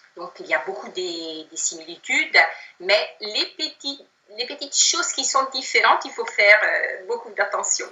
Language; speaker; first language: French; non-native, fluent; Italian